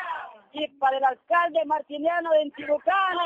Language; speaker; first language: Spanish; native; Spanish